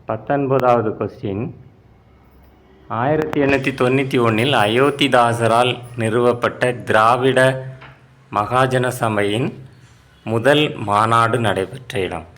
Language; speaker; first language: Tamil; native; Tamil